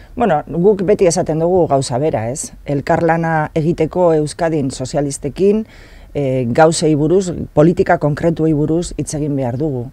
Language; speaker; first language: Basque; non-native, local second language; Spanish